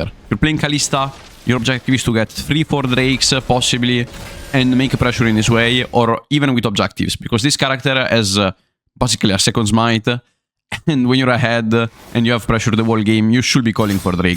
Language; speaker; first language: English; non-native, fluent; Italian